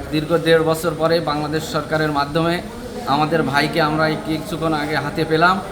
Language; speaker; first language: Bangla; native; Bangla